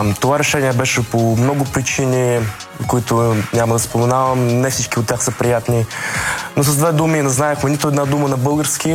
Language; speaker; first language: Bulgarian; early bilingual, other home language; Russian